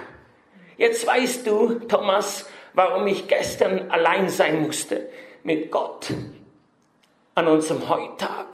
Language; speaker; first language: German; native; German